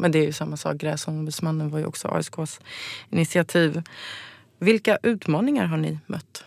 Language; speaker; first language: Swedish; native; Swedish